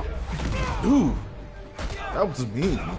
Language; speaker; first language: English; native; English